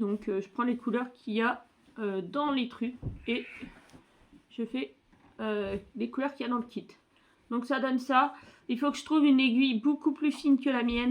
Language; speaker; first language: French; native; French